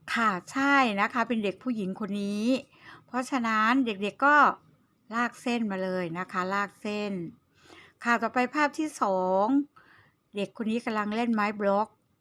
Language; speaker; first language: Thai; native; Thai